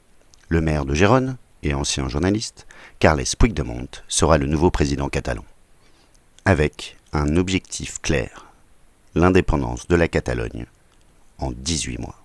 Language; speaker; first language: French; native; French